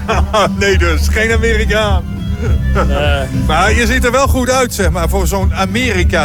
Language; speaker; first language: Dutch; native; Dutch